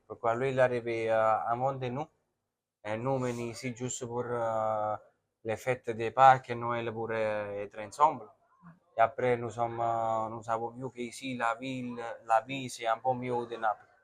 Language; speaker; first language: French; non-native, learner; Italian